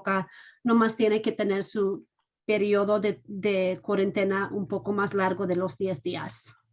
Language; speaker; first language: Spanish; non-native, fluent; English